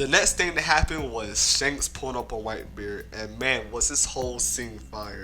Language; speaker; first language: English; native; English